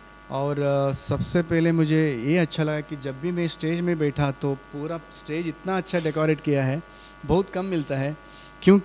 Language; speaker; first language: Hindi; non-native, local second language; Kannada